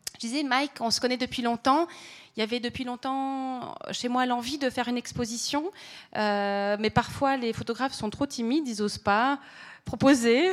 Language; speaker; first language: French; native; French